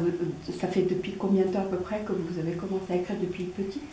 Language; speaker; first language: French; native; French